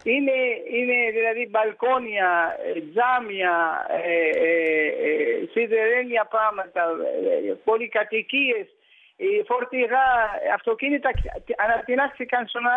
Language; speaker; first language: Greek; early bilingual, heritage; Greek